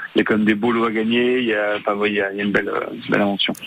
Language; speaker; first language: French; native; French